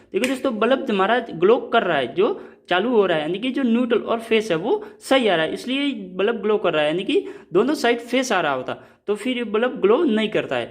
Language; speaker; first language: Hindi; native; Hindi